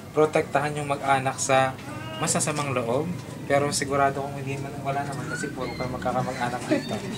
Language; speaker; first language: Filipino; non-native, local second language; Hiligaynon